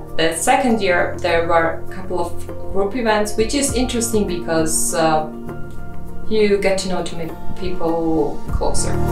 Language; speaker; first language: English; non-native, fluent; Georgian